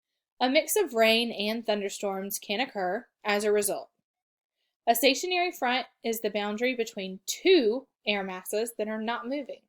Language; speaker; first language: English; native; English